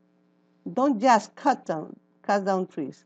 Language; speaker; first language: English; non-native, learner; Spanish